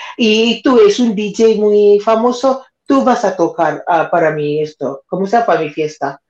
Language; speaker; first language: Spanish; non-native, fluent; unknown